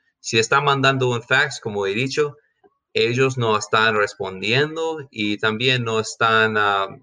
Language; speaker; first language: Spanish; non-native, fluent; English